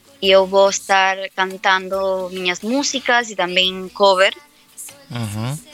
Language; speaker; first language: Portuguese; non-native, fluent; Spanish